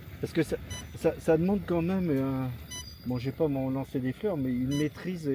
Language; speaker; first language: French; native; French